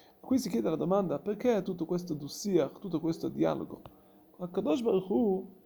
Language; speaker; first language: Italian; non-native, fluent; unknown